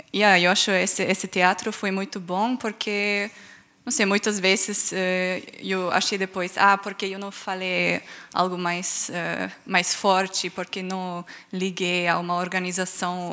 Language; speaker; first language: Portuguese; non-native, fluent; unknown